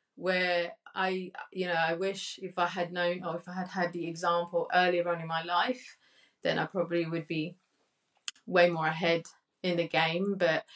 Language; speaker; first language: English; early bilingual, other home language; Spanish